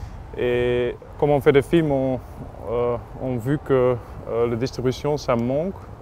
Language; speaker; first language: French; non-native, local second language; Dutch